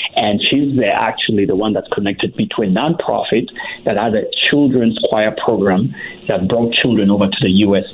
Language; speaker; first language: English; early bilingual, other home language; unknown